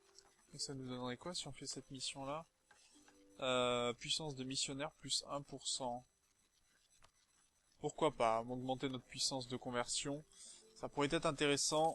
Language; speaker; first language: French; native; French